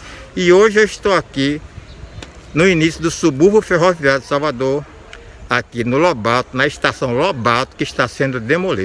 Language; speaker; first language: Portuguese; native; Portuguese